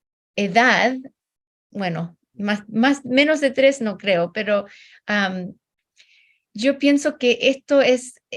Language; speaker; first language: Spanish; non-native, fluent; English